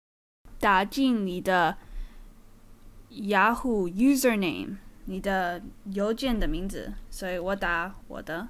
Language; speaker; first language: Chinese; early bilingual, heritage; Chinese